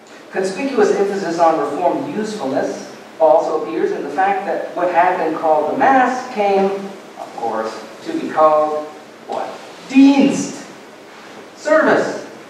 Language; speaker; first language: English; native; English